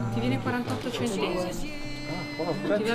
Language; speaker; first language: Italian; native; Italian